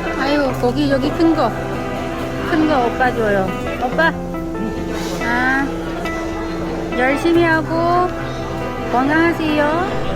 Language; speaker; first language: Korean; non-native, learner; Vietnamese